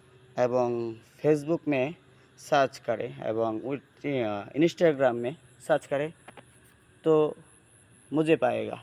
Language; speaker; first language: Hindi; non-native, learner; Bangla